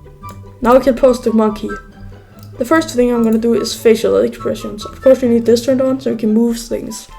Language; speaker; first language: English; native; English